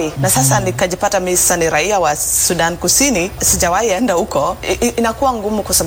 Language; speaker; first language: Swahili; early bilingual, other home language; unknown